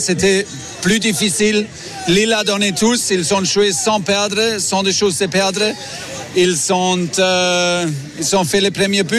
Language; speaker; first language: French; non-native, learner; German